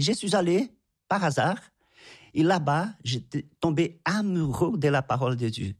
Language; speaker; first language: French; non-native, fluent; Portuguese